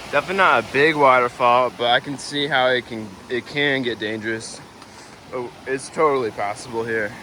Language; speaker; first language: English; native; English